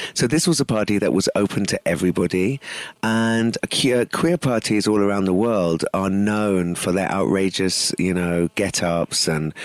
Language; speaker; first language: English; native; English